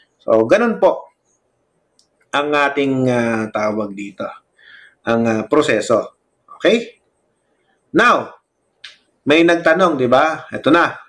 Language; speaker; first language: Filipino; non-native, local second language; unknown